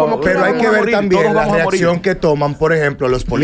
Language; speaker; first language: Spanish; native; Spanish